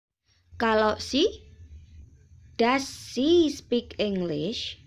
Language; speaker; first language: English; non-native, fluent; Indonesian